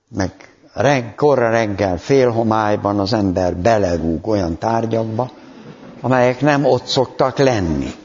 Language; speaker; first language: Hungarian; native; Hungarian